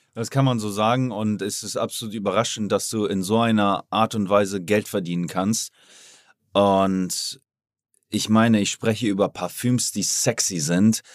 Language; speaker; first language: German; native; German